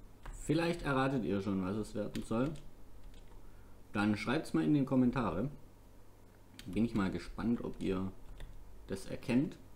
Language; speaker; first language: German; native; German